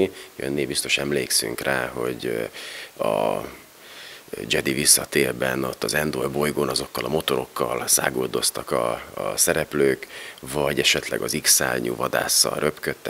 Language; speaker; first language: Hungarian; native; Hungarian